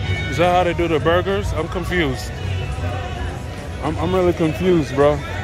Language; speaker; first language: English; native; English